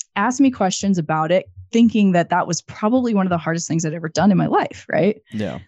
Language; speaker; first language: English; native; English